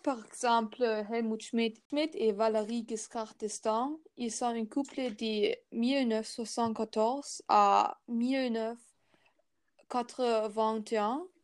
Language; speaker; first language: French; non-native, learner; German